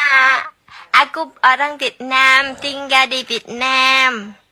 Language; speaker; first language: Indonesian; non-native, learner; Vietnamese